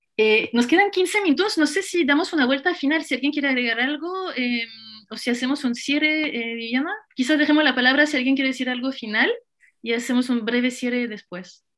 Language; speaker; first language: Spanish; non-native, fluent; French